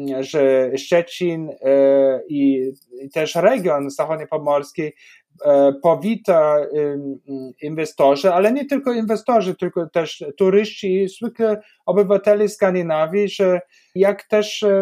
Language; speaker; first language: Polish; non-native, fluent; German